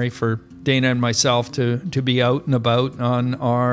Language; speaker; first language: English; native; English